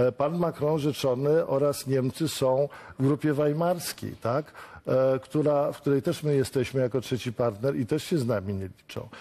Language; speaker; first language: Polish; native; Polish